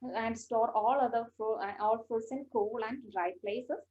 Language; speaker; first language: English; non-native, local second language; Malayalam